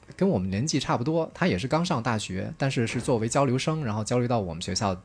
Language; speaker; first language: Chinese; native; Chinese